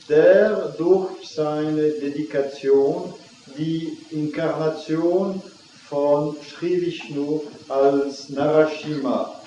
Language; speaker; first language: German; non-native, fluent; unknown